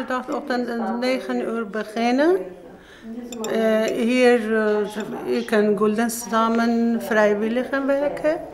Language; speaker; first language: Dutch; non-native, learner; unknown